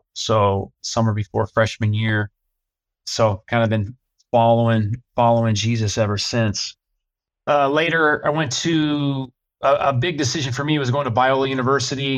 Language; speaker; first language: English; native; English